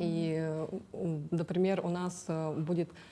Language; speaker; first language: Russian; native; Russian